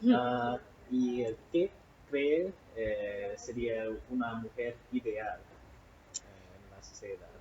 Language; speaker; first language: Spanish; non-native, learner; English